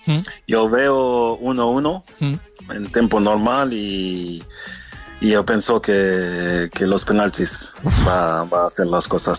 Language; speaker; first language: Spanish; non-native, fluent; French